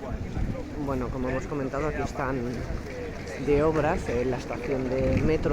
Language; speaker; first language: Spanish; native; Spanish